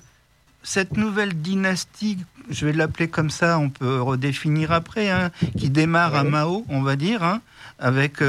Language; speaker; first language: French; native; French